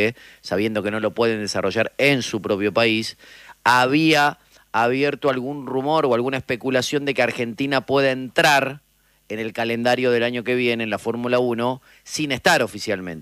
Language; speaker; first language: Spanish; native; Spanish